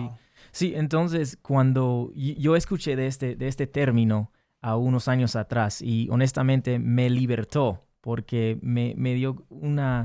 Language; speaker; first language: Spanish; early bilingual, heritage; English